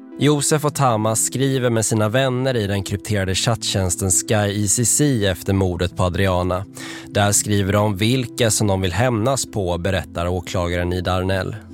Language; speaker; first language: Swedish; native; Swedish